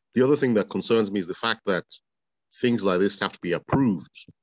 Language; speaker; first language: English; non-native, local second language; Bini